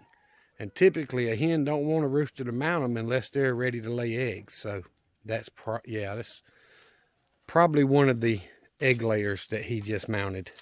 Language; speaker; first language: English; native; English